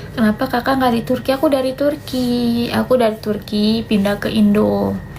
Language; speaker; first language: Indonesian; native; Indonesian